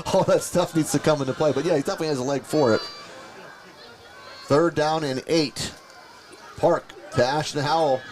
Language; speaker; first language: English; native; English